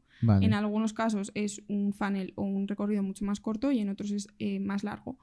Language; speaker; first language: Spanish; native; Spanish